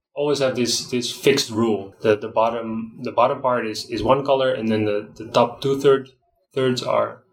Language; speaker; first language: English; non-native, fluent; Dutch